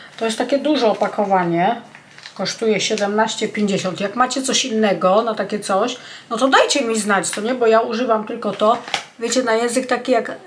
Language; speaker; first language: Polish; native; Polish